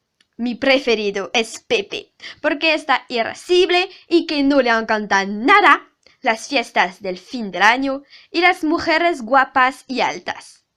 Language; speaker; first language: Spanish; non-native, learner; French